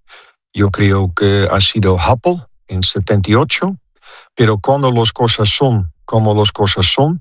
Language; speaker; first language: Spanish; non-native, fluent; Dutch